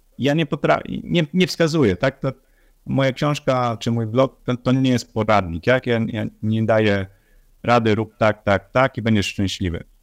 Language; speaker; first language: Polish; native; Polish